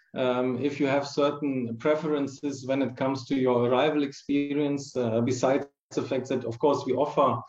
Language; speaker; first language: English; non-native, fluent; German